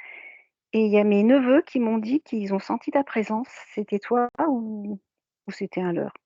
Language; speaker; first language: French; native; French